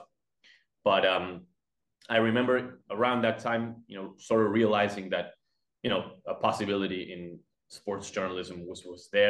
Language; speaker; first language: English; non-native, fluent; Spanish